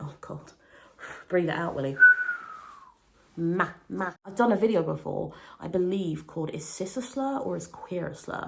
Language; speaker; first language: English; native; English